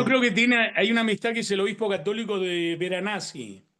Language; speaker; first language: Spanish; native; Spanish